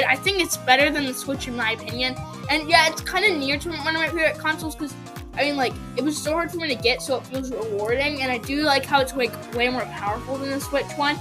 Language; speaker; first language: English; native; English